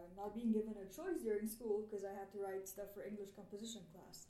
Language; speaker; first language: English; non-native, fluent; Arabic